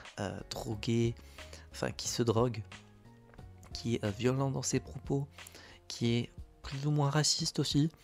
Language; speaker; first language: French; native; French